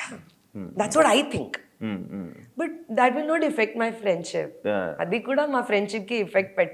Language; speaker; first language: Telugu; non-native, local second language; Hindi